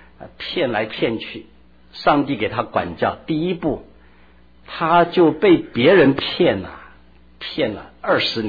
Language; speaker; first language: Chinese; native; Chinese